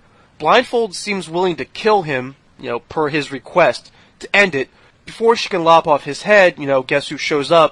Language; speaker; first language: English; native; English